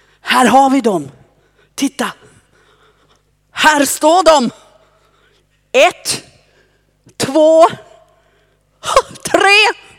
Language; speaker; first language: Swedish; non-native, fluent; German